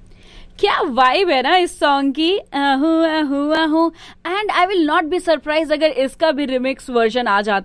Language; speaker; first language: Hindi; native; Hindi